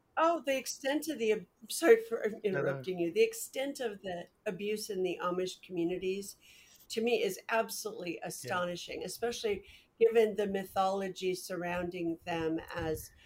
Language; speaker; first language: English; native; English